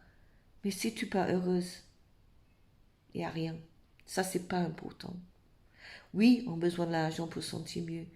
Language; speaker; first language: French; non-native, fluent; English